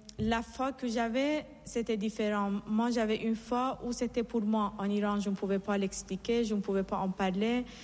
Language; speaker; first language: French; non-native, fluent; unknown